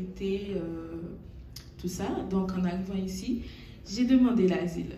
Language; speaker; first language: French; non-native, local second language; Haitian Creole